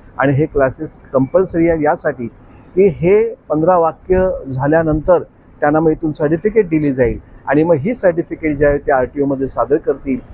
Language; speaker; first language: Marathi; native; Marathi